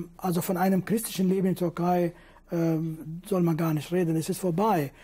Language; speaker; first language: German; non-native, fluent; Kurdish